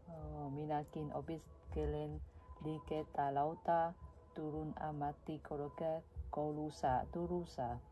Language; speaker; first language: Finnish; non-native, learner; Vietnamese